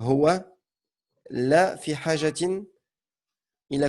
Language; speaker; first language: Arabic; non-native, learner; French